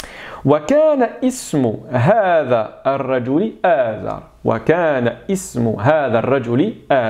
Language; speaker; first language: Arabic; non-native, fluent; French